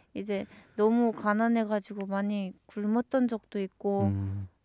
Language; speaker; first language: Korean; native; Korean